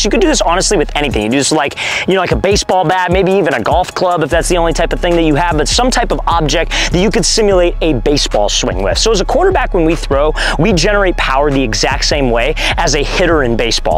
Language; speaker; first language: English; native; English